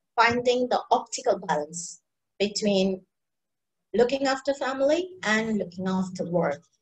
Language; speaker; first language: English; non-native, local second language; Bangla